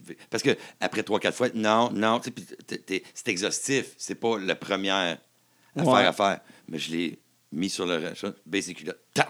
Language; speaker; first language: French; native; French